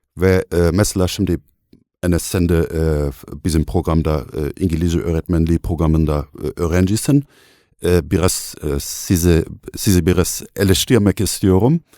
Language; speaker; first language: Turkish; non-native, fluent; German